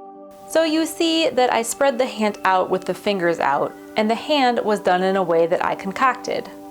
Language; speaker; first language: English; native; English